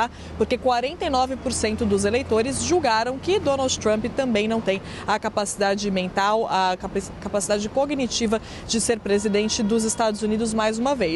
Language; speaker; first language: Portuguese; native; Portuguese